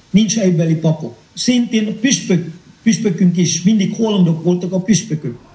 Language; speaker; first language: Hungarian; non-native, fluent; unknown